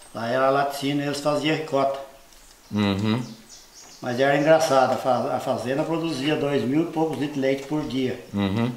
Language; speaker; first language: Portuguese; native; Portuguese